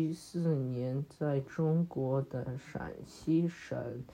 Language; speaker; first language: Chinese; early bilingual, heritage; Chinese